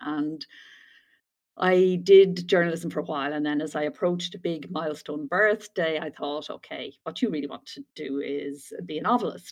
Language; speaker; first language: English; native; English